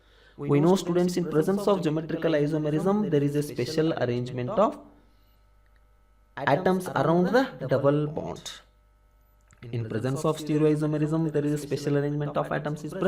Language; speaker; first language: English; non-native, local second language; Kannada